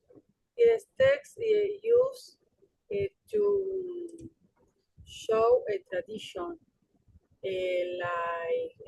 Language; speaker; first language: English; non-native, learner; Spanish